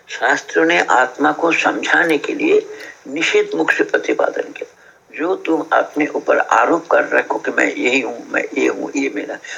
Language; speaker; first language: Hindi; native; Hindi